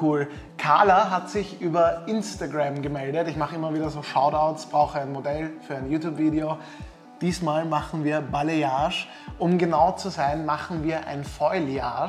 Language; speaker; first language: German; native; German